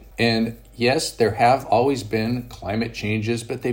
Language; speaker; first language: English; native; English